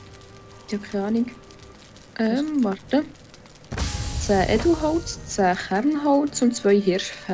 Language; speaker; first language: German; native; German